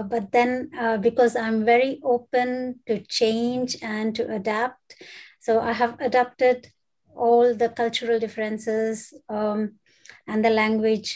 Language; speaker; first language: English; non-native, local second language; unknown